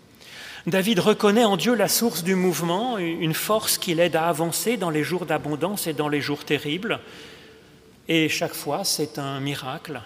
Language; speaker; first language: French; native; French